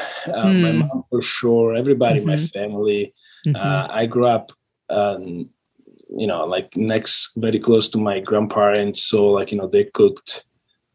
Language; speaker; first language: English; non-native, fluent; Italian